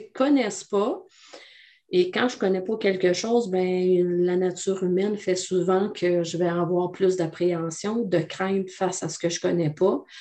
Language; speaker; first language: French; native; French